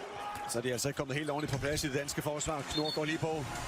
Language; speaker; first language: Danish; native; Danish